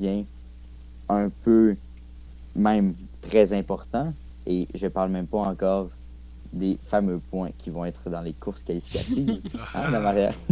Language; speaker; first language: French; native; French